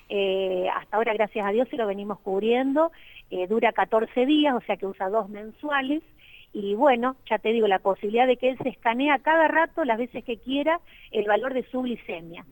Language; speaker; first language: Spanish; native; Spanish